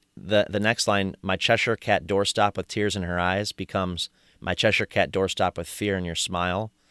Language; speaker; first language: English; native; English